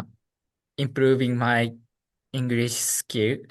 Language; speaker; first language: English; non-native, learner; Japanese